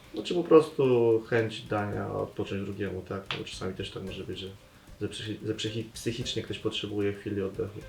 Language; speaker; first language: Polish; native; Polish